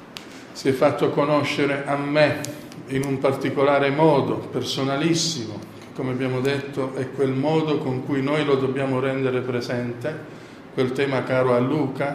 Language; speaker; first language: Italian; native; Italian